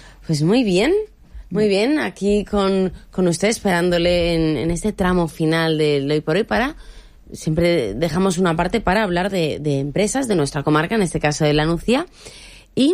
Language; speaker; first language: Spanish; native; Spanish